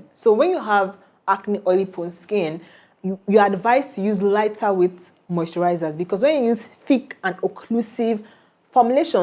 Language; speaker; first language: English; non-native, local second language; Igbo